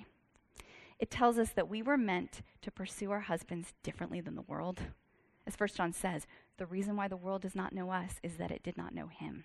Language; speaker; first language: English; native; English